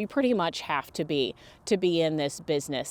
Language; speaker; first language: English; native; English